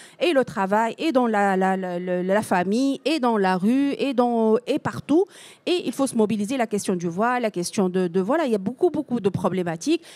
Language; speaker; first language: French; non-native, local second language; Arabic